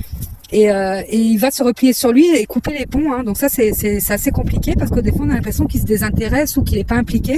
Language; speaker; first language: French; native; French